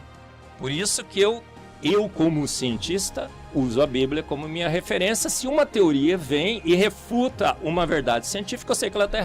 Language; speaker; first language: Portuguese; native; Portuguese